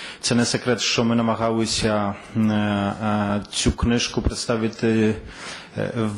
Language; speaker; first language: Ukrainian; non-native, fluent; Polish